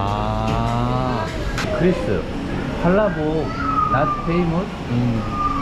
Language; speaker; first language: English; non-native, learner; Korean